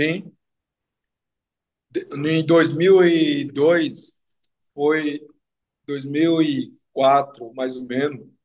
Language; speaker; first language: Portuguese; non-native, local second language; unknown